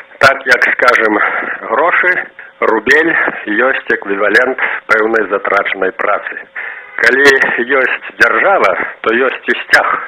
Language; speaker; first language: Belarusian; native; Belarusian